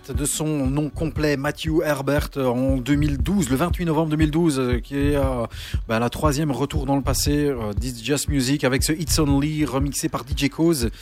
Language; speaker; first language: French; native; French